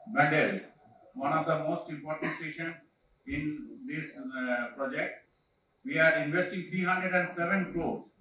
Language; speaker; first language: Hindi; native; Hindi